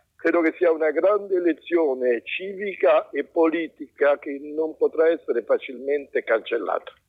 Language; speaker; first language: Italian; native; Italian